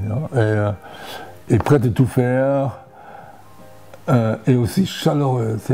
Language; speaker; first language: French; non-native, fluent; German